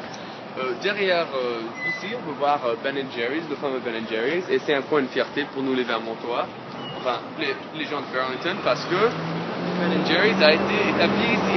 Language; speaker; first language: French; non-native, fluent; English